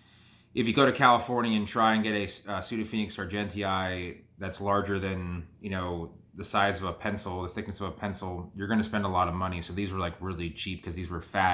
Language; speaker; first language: English; native; English